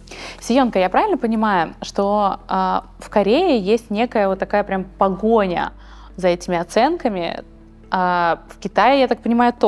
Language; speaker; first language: Russian; native; Russian